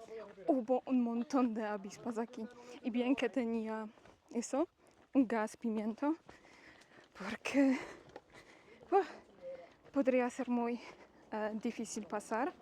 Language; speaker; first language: Spanish; non-native, learner; Polish